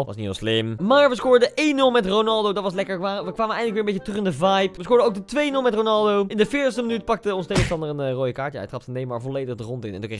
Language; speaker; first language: Dutch; native; Dutch